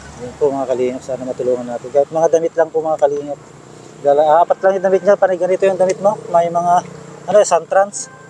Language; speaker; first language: Filipino; native; Filipino